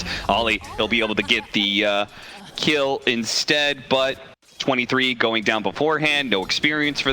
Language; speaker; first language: English; native; English